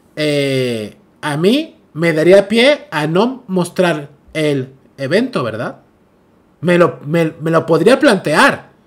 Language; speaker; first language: Spanish; native; Spanish